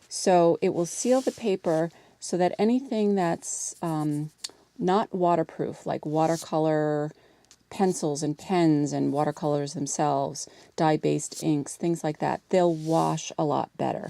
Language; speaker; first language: English; native; English